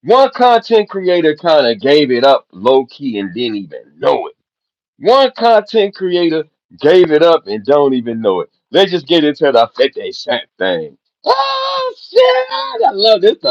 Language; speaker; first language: English; native; English